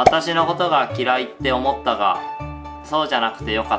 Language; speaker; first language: Japanese; native; Japanese